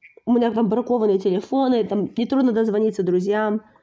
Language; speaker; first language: Russian; early bilingual, heritage; Russian